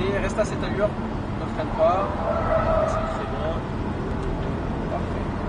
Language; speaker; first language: French; native; French